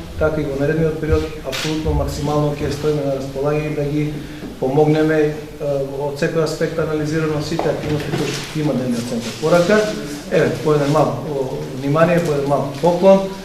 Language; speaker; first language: Macedonian; native; Macedonian